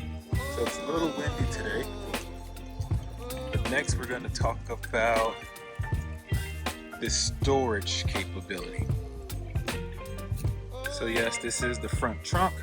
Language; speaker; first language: English; native; English